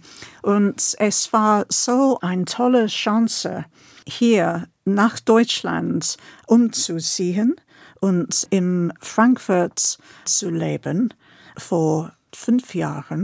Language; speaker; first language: German; non-native, fluent; English